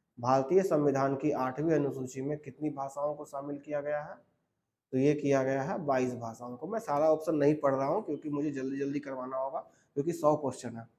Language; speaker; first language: Hindi; native; Hindi